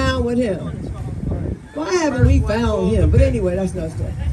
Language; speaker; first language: English; native; English